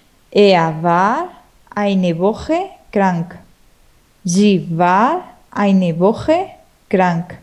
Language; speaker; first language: German; non-native, learner; Spanish